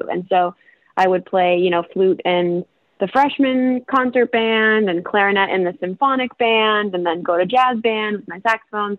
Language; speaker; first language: English; native; English